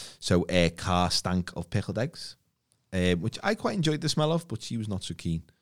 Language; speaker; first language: English; native; English